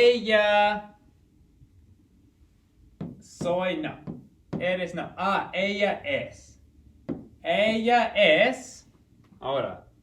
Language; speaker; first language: Spanish; non-native, fluent; English